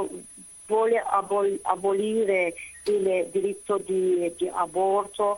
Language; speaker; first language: Italian; non-native, fluent; Turkish